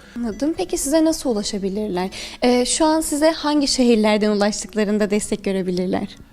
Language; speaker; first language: Turkish; native; Turkish